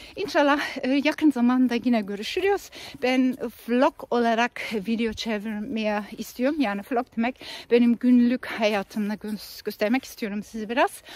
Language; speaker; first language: Turkish; non-native, fluent; German